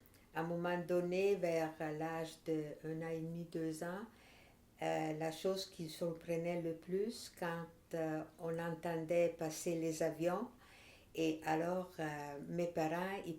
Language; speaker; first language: French; non-native, fluent; Italian